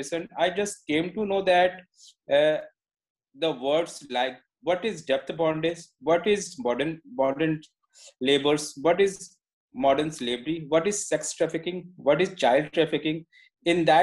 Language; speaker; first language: English; non-native, local second language; Hindi